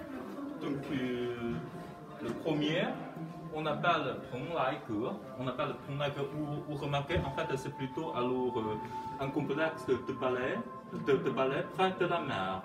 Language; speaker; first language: French; non-native, fluent; Chinese